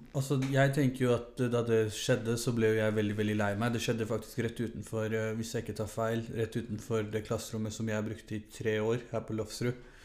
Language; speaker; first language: Norwegian; early bilingual, other home language; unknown